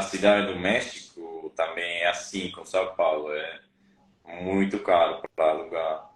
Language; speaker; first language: Portuguese; non-native, fluent; Spanish